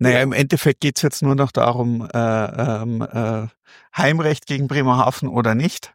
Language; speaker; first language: German; native; German